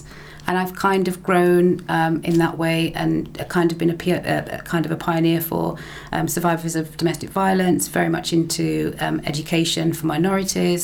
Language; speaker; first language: English; native; English